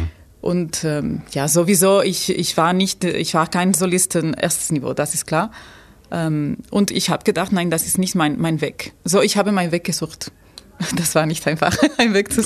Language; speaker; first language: German; non-native, fluent; Spanish